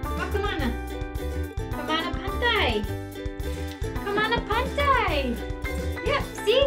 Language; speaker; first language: Indonesian; non-native, learner; English